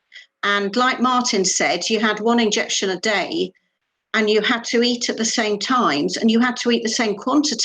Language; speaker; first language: English; native; English